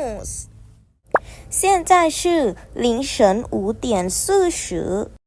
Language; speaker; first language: Chinese; non-native, learner; Thai